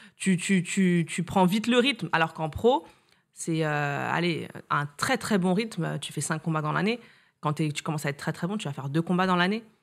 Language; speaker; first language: French; native; French